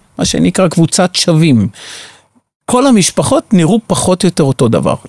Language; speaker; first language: Hebrew; native; Hebrew